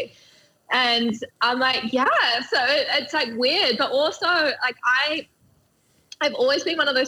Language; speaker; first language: English; native; English